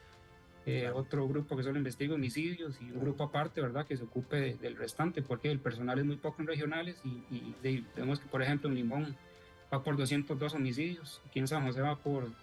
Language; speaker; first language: Spanish; native; Spanish